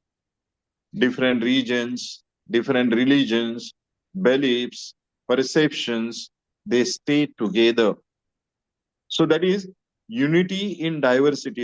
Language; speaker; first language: English; non-native, local second language; Marathi